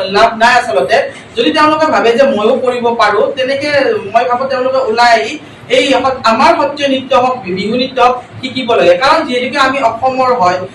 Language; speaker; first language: Assamese; native; Assamese